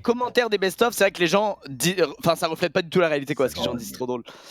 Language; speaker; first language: French; native; French